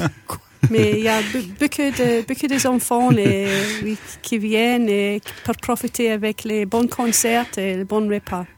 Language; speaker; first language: French; non-native, fluent; English